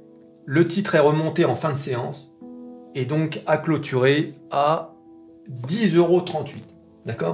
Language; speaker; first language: French; native; French